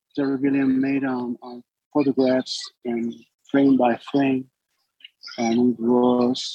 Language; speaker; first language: English; non-native, learner; Spanish